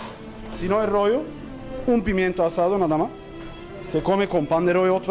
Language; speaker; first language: Spanish; non-native, learner; Turkish